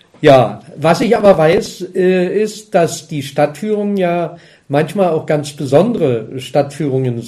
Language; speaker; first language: German; native; German